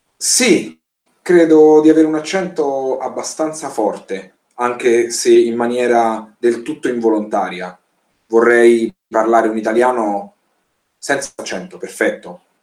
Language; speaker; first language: Italian; native; Italian